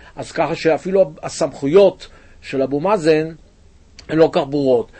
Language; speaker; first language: Hebrew; native; Hebrew